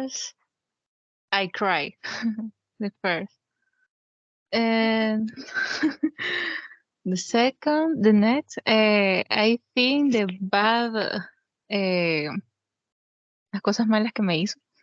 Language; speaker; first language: English; non-native, learner; Spanish